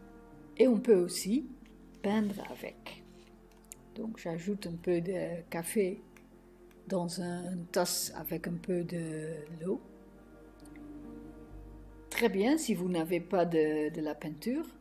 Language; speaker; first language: French; non-native, fluent; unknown